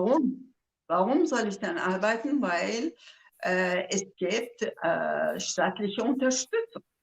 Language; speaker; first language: German; non-native, fluent; Zaza